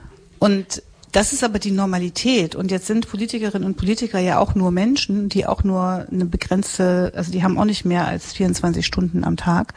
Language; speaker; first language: German; native; German